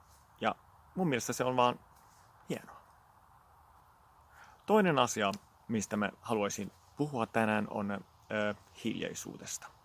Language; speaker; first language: Finnish; non-native, fluent; Italian